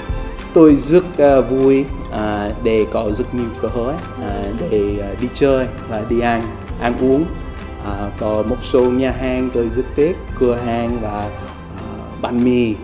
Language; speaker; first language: Vietnamese; non-native, learner; English